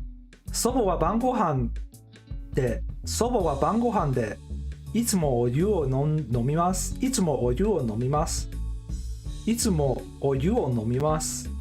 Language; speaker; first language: Japanese; non-native, learner; English